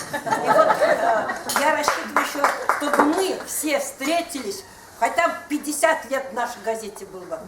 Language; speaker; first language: Russian; non-native, local second language; Udmurt